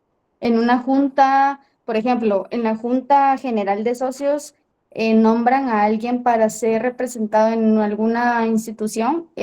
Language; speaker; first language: Spanish; native; Spanish